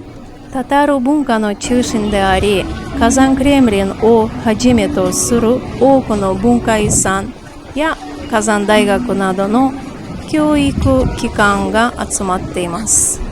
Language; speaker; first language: Japanese; non-native, fluent; Tatar